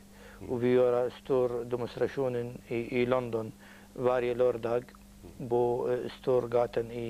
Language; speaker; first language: Swedish; non-native, learner; Arabic